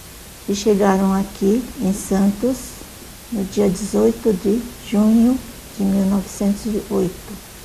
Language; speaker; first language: Portuguese; early bilingual, other home language; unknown